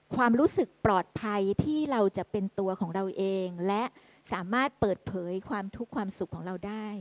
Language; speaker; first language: Thai; native; Thai